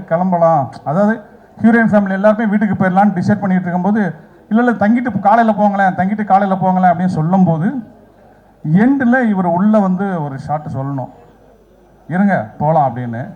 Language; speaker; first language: Tamil; native; Tamil